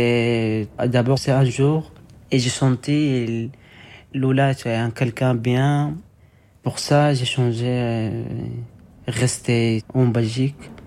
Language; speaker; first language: French; non-native, learner; Arabic